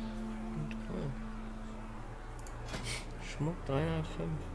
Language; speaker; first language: German; native; German